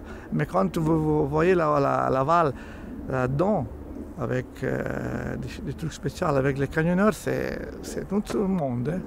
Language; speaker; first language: French; non-native, local second language; Italian